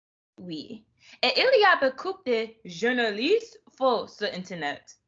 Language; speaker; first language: French; non-native, learner; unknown